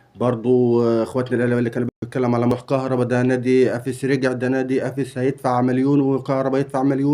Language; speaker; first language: Arabic; native; Arabic